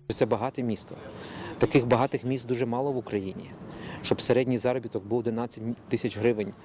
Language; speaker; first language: Ukrainian; native; Ukrainian